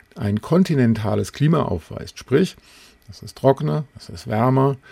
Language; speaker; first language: German; native; German